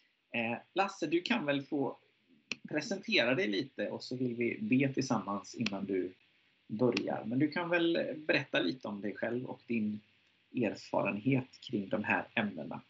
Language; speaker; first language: Swedish; native; Swedish